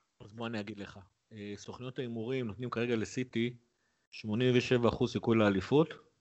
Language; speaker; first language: Hebrew; native; Hebrew